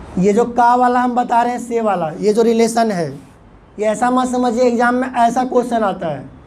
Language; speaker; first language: Hindi; native; Hindi